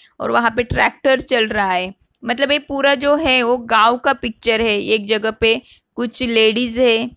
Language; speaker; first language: Hindi; non-native, local second language; Marathi